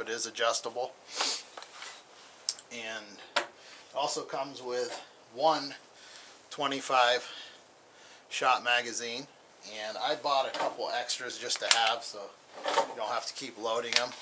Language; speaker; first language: English; native; English